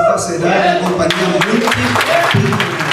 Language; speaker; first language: Spanish; native; Spanish